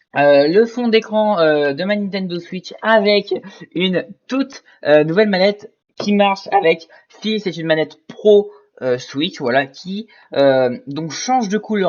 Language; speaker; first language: French; native; French